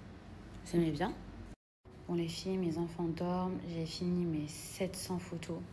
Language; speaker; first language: French; native; French